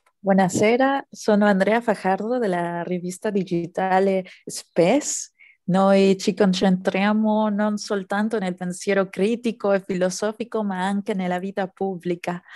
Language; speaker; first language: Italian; non-native, fluent; Spanish